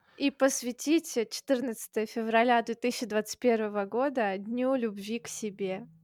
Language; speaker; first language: Russian; native; Russian